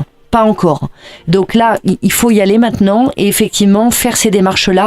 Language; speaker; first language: French; native; French